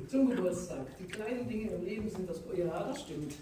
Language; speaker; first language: German; native; German